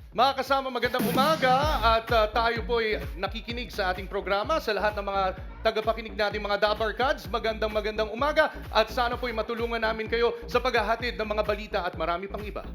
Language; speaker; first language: Filipino; native; Filipino